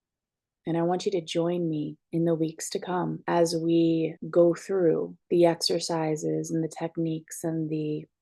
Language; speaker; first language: English; native; English